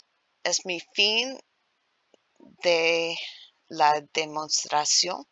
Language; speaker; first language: Spanish; non-native, learner; English